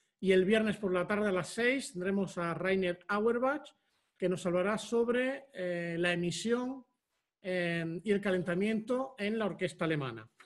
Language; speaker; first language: Spanish; native; Spanish